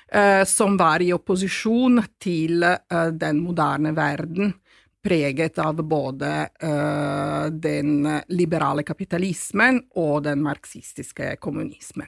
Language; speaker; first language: Norwegian; non-native, fluent; Italian